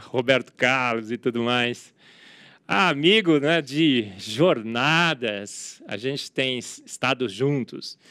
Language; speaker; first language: Portuguese; native; Portuguese